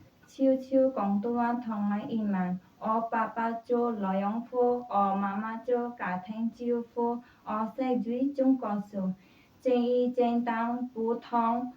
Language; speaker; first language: Cantonese; non-native, learner; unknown